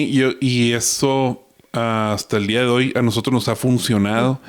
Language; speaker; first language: Spanish; native; Spanish